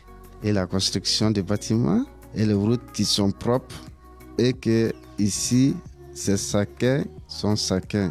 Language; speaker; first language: French; non-native, local second language; Mandingo